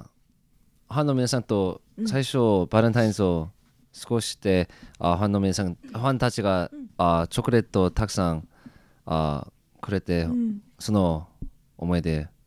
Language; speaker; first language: Japanese; non-native, learner; Korean